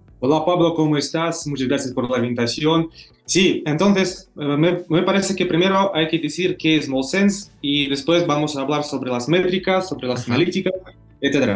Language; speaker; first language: Spanish; non-native, learner; Russian